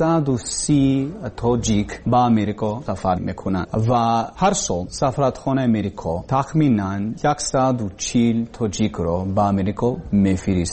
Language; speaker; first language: Persian; non-native, learner; English